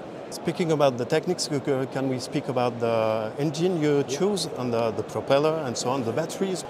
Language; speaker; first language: English; non-native, fluent; French